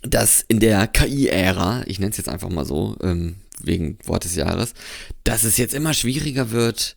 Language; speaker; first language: German; native; German